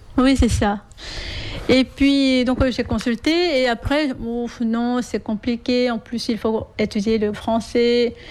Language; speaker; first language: French; non-native, fluent; Korean